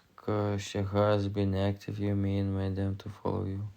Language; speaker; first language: English; non-native, learner; Lithuanian